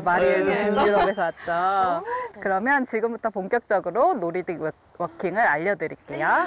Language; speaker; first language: Korean; native; Korean